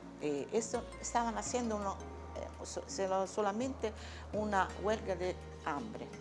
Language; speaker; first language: Spanish; non-native, learner; Italian